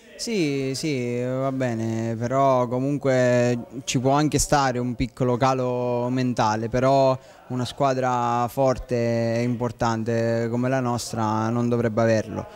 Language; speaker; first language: Italian; native; Italian